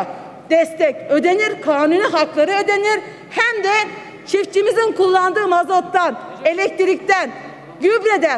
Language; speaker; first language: Turkish; native; Turkish